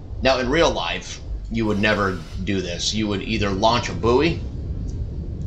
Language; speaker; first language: English; native; English